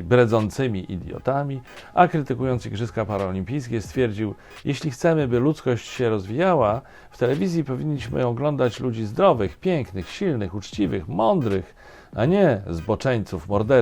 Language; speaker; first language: Polish; native; Polish